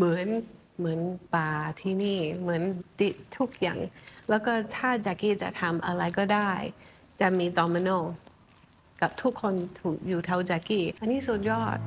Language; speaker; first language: Thai; non-native, fluent; English